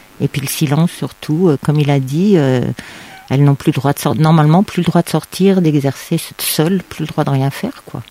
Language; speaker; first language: French; native; French